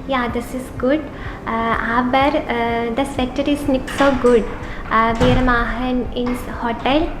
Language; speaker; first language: German; non-native, learner; Malayalam